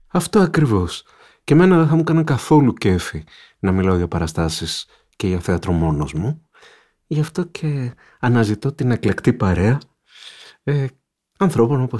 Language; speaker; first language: Greek; native; Greek